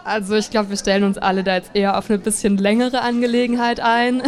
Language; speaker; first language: German; native; German